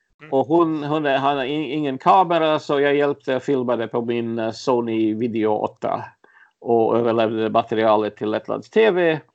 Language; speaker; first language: Swedish; early bilingual, other home language; Latvian